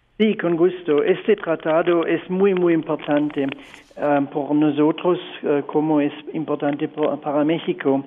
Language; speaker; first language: Spanish; non-native, fluent; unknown